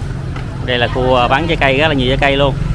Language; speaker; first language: Vietnamese; native; Vietnamese